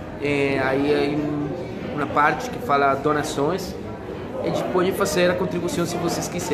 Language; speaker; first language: Portuguese; non-native, fluent; Spanish